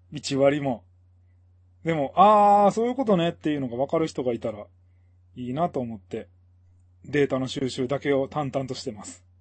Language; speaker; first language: Japanese; native; Japanese